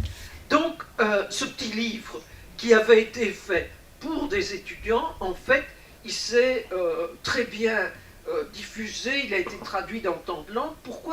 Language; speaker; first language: French; native; French